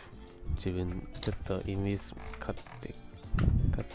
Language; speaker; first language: Japanese; non-native, learner; Chinese